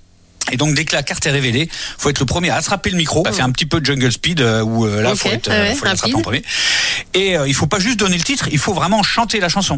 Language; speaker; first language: French; native; French